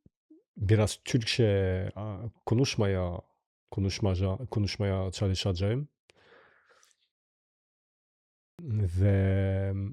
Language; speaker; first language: Turkish; non-native, learner; French